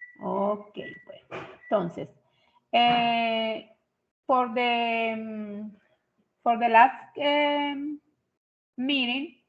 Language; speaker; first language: English; non-native, fluent; Spanish